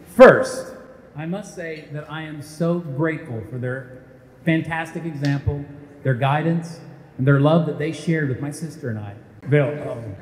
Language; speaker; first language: English; early bilingual, other home language; Portuguese